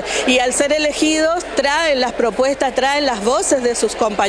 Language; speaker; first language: Spanish; native; Spanish